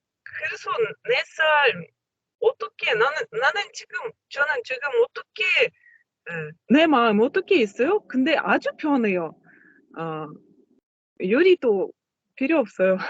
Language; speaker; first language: Korean; non-native, learner; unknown